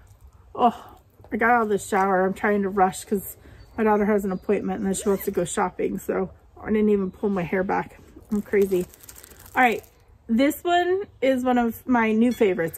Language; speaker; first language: English; native; English